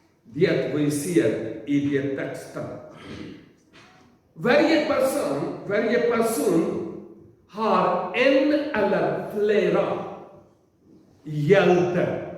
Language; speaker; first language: Swedish; non-native, learner; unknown